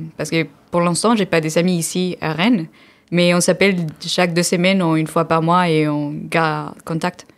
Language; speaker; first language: French; non-native, fluent; Spanish